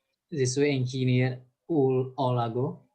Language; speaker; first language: French; non-native, learner; Indonesian